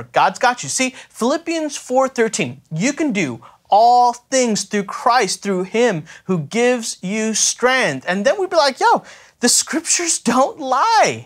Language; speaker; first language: English; native; English